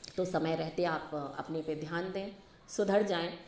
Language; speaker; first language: Hindi; native; Hindi